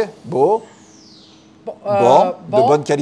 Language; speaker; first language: French; native; French